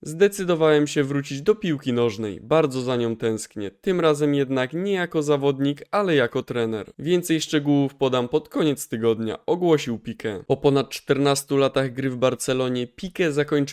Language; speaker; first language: Polish; native; Polish